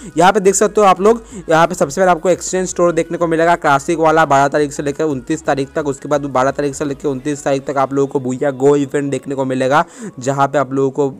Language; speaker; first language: Hindi; native; Hindi